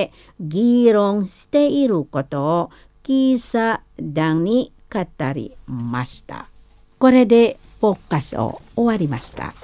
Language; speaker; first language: Japanese; non-native, learner; Indonesian